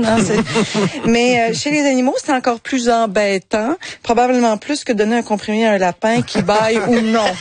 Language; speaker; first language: French; native; French